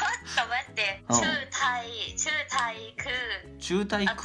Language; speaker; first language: Japanese; non-native, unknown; Thai